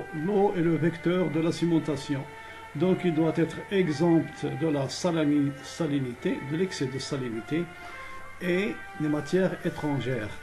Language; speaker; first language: French; non-native, local second language; Arabic